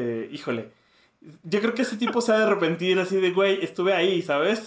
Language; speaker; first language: Spanish; native; Spanish